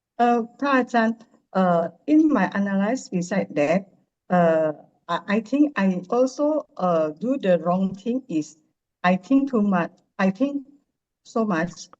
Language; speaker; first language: English; non-native, learner; Indonesian